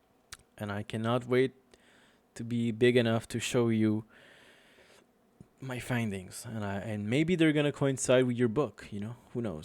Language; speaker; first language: English; non-native, fluent; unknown